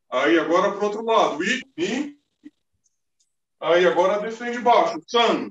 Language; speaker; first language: Portuguese; native; Portuguese